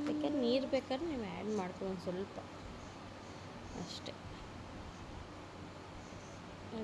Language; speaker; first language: Kannada; native; Kannada